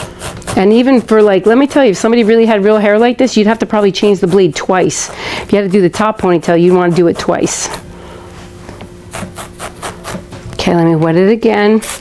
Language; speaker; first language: English; native; English